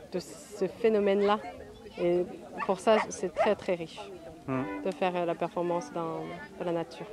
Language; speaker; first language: French; non-native, fluent; Japanese